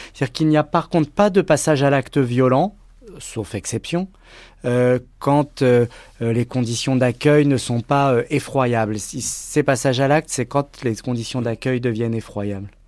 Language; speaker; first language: French; native; French